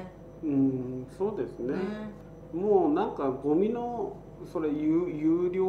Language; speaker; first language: Japanese; native; Japanese